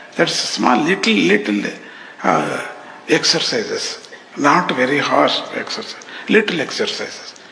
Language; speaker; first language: English; non-native, local second language; Telugu